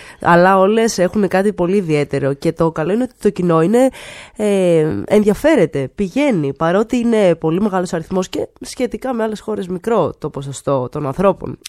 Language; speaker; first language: Greek; native; Greek